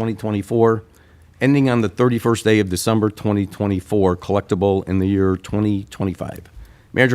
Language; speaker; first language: English; native; English